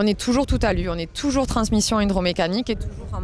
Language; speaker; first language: French; native; French